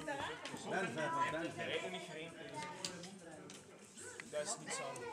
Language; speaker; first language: Dutch; native; Dutch